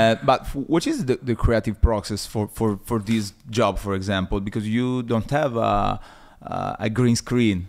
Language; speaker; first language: English; non-native, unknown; Italian